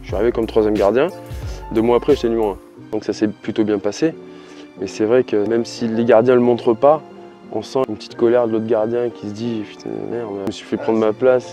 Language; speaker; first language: French; native; French